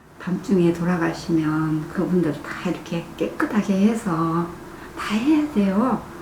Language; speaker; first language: Korean; native; Korean